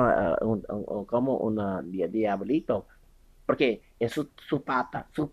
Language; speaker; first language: Spanish; non-native, learner; English